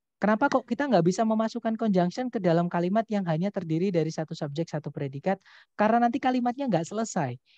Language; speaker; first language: Indonesian; non-native, local second language; Javanese